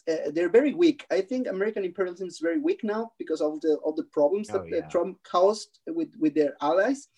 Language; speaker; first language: English; non-native, fluent; Spanish